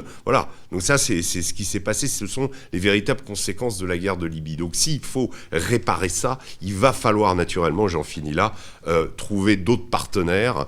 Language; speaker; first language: French; native; French